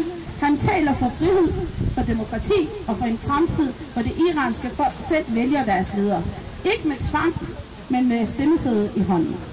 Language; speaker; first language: Danish; non-native, fluent; Persian